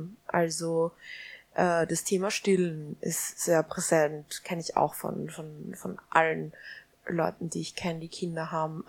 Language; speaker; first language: German; native; German